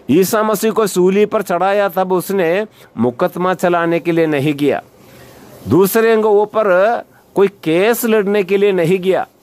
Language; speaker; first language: Hindi; non-native, local second language; Malayalam